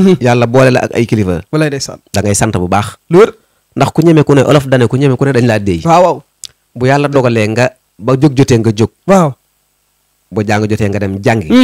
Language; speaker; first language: Wolof; native; Wolof